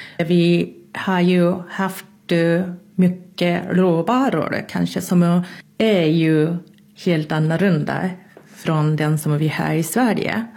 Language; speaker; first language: Swedish; non-native, fluent; Japanese